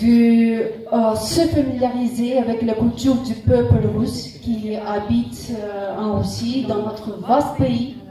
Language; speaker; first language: French; non-native, fluent; Russian